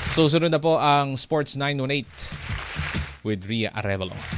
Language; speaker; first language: Filipino; native; Filipino